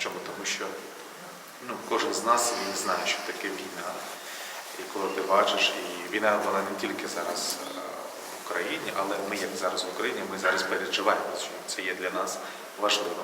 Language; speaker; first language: Ukrainian; non-native, local second language; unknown